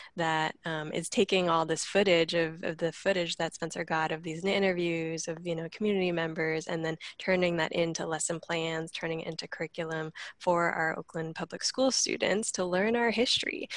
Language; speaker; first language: English; native; English